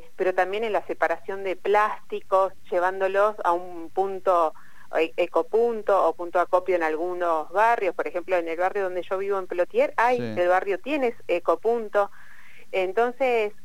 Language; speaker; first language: Spanish; native; Spanish